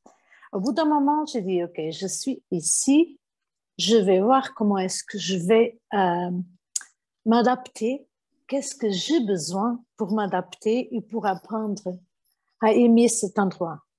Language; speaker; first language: French; non-native, fluent; Portuguese